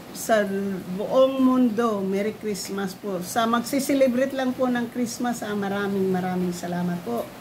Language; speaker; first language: Filipino; non-native, local second language; Cebuano